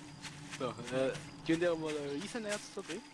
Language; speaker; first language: German; native; German